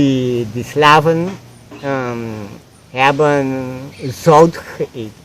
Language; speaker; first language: Dutch; non-native, local second language; Papiamento